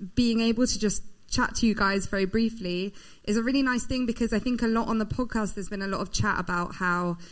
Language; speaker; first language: English; native; English